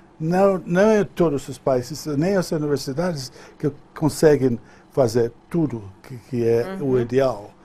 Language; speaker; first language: Portuguese; non-native, fluent; English